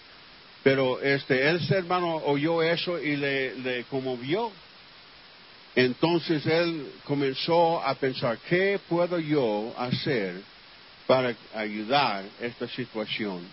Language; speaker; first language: Spanish; non-native, fluent; English